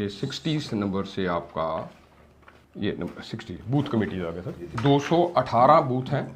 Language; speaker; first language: Hindi; non-native, local second language; Punjabi